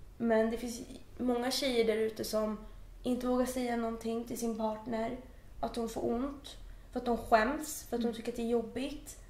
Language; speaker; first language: Swedish; early bilingual, other home language; Persian